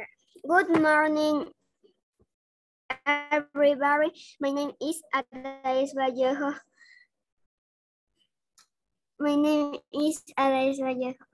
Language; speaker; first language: English; non-native, learner; Spanish